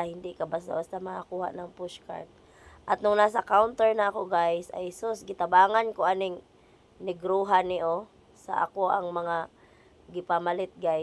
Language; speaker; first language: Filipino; non-native, local second language; Cebuano